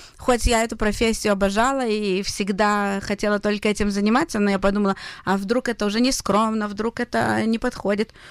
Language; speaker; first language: Russian; early bilingual, heritage; Russian